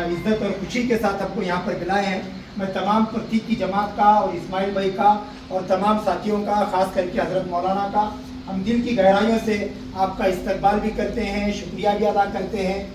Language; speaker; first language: Hindi; non-native, local second language; Urdu